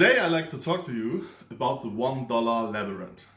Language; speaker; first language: English; non-native, fluent; German